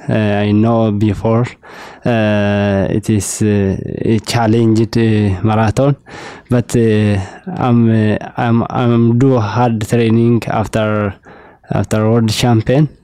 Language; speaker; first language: English; non-native, learner; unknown